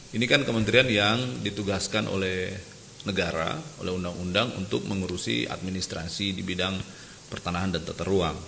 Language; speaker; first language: Indonesian; native; Indonesian